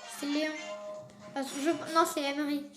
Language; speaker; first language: French; native; French